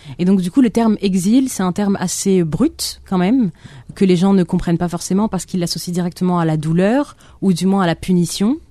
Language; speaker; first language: French; non-native, local second language; Arabic